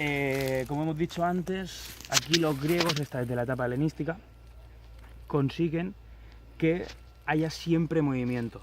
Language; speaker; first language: Spanish; native; Spanish